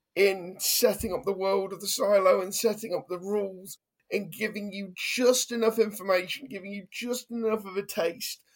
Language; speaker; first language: English; native; English